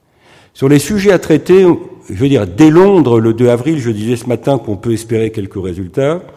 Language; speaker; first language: French; native; French